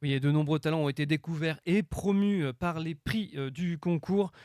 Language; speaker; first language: French; native; French